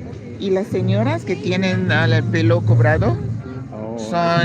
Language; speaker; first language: Spanish; non-native, learner; English